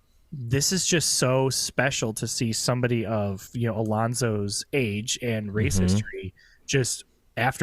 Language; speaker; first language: English; native; English